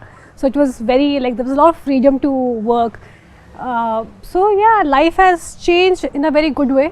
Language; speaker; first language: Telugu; non-native, fluent; Hindi